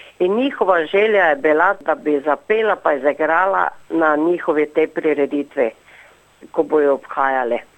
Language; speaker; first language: Slovenian; native; Slovenian